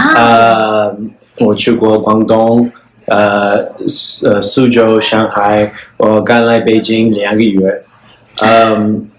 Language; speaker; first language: Chinese; non-native, learner; English